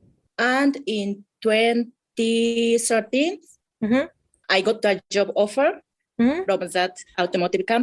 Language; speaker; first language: English; non-native, fluent; Japanese